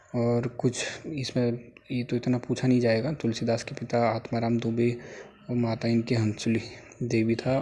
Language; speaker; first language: Hindi; native; Hindi